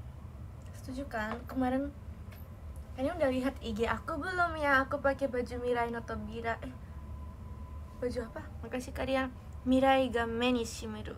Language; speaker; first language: Indonesian; native; Indonesian